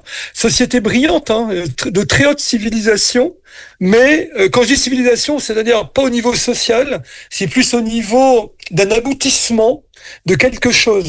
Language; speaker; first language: French; native; French